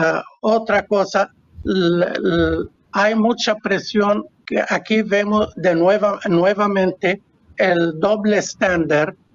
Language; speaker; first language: Spanish; non-native, fluent; Arabic